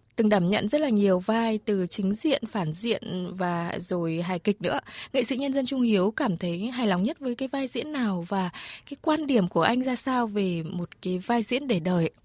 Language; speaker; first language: Vietnamese; native; Vietnamese